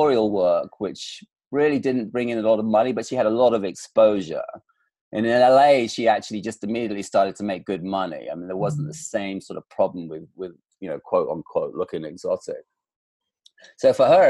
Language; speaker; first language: English; native; English